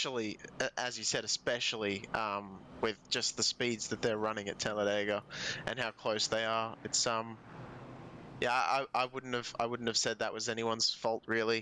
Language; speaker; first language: English; native; English